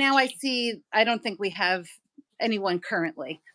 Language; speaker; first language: English; native; English